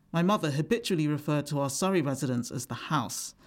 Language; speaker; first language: English; native; English